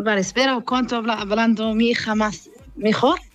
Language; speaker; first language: Spanish; non-native, learner; Arabic